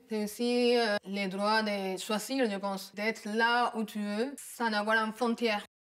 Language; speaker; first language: French; non-native, fluent; Spanish